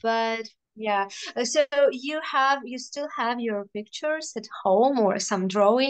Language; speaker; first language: English; non-native, fluent; Russian